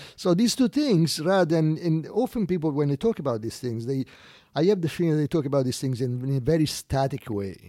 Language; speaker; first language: English; non-native, fluent; Italian